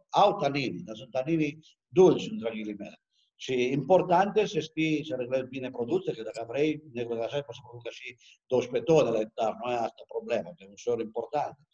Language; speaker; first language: Romanian; non-native, fluent; Italian